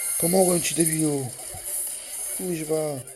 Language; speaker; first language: Polish; native; Polish